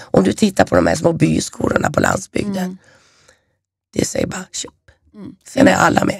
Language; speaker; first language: Swedish; native; Swedish